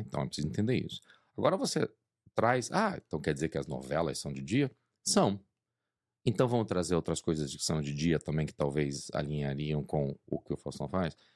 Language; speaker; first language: Portuguese; native; Portuguese